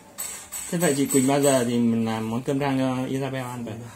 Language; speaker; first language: Vietnamese; native; Vietnamese